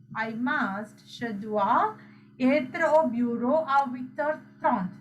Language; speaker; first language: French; non-native, learner; Sinhala